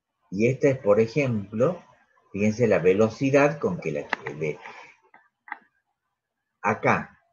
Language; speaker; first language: Spanish; native; Spanish